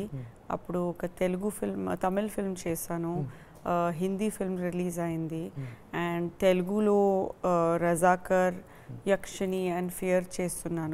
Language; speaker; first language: Telugu; non-native, fluent; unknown